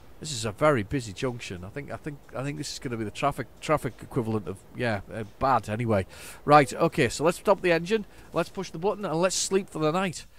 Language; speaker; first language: English; native; English